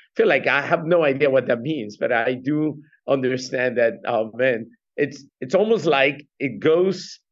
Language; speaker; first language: English; non-native, fluent; Spanish